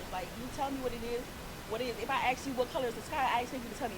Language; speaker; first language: English; native; English